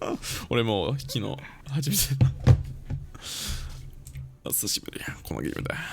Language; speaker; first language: Japanese; non-native, learner; English